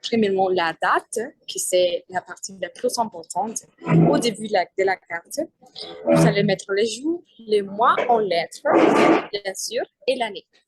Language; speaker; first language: French; non-native, learner; Spanish